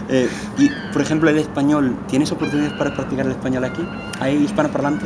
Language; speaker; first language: Spanish; non-native, fluent; English